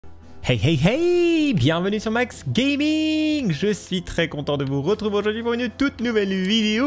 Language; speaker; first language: French; native; French